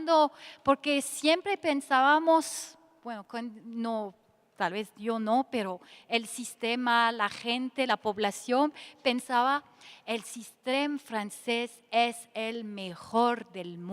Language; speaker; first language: Spanish; non-native, fluent; French